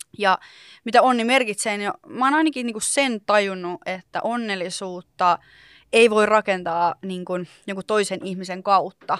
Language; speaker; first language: Finnish; native; Finnish